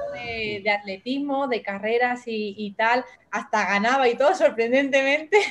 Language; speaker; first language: Spanish; native; Spanish